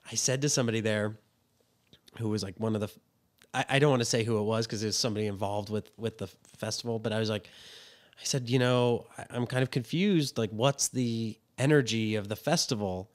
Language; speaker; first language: English; native; English